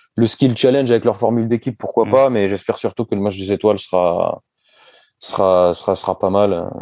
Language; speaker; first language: French; native; French